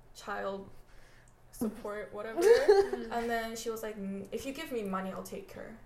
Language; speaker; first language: English; native; English